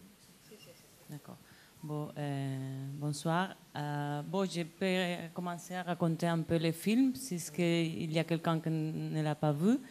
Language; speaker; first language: French; non-native, learner; Spanish